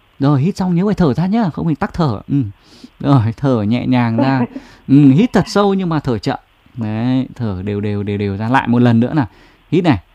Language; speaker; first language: Vietnamese; native; Vietnamese